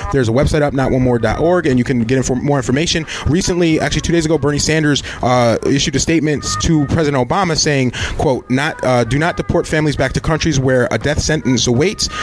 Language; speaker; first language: English; native; English